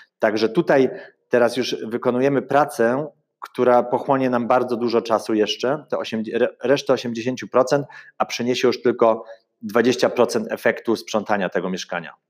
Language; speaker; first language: Polish; early bilingual, heritage; Polish